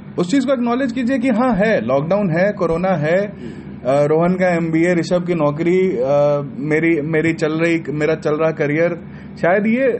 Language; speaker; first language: Hindi; native; Hindi